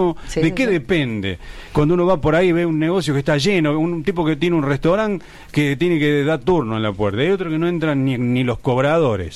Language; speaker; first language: Spanish; native; Spanish